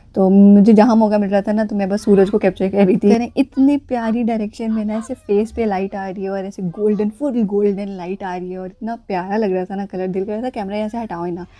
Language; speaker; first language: Urdu; native; Urdu